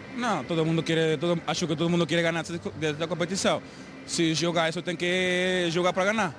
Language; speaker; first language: Portuguese; non-native, learner; Spanish